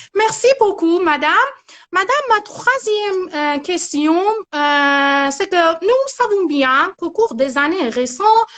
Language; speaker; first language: French; non-native, learner; Persian